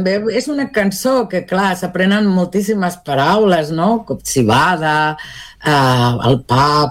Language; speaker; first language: Catalan; non-native, local second language; Spanish